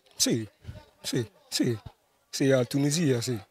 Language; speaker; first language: Italian; non-native, learner; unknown